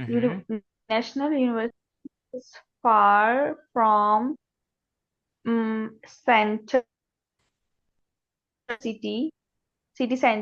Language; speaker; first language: English; non-native, learner; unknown